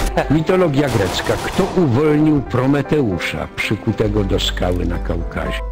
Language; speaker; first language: Polish; native; Polish